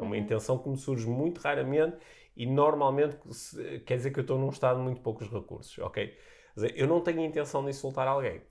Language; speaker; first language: Portuguese; native; Portuguese